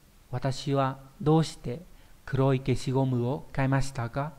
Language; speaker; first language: Japanese; non-native, fluent; Vietnamese